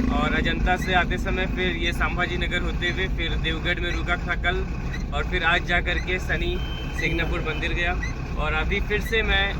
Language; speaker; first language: Hindi; non-native, local second language; Bangla